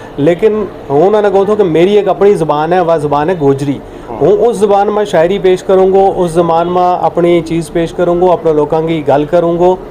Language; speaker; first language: Urdu; non-native, local second language; Gujari